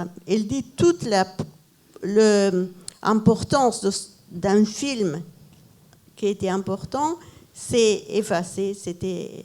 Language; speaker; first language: French; non-native, fluent; Persian